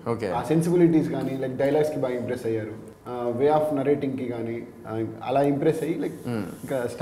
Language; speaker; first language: Telugu; native; Telugu